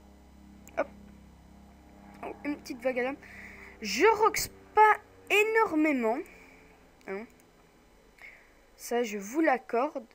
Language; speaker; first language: French; native; French